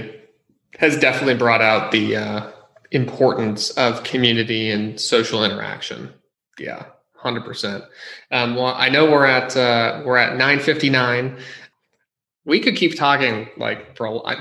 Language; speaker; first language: English; native; English